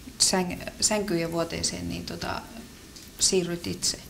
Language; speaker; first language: Finnish; native; Finnish